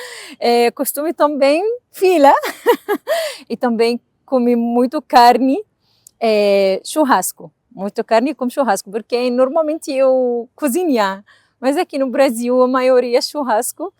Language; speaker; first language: Portuguese; non-native, learner; Arabic